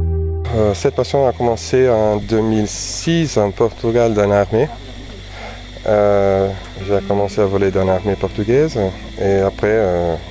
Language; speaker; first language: French; non-native, learner; Portuguese